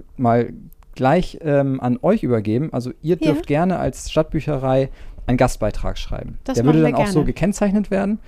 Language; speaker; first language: German; native; German